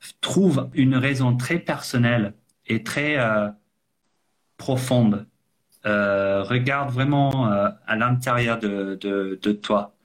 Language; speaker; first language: French; non-native, fluent; English